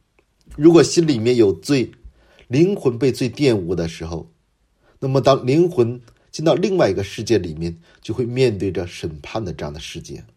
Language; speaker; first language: Chinese; non-native, fluent; Korean